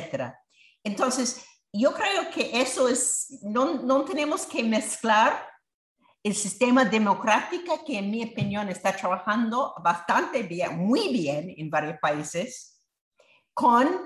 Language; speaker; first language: Spanish; non-native, fluent; English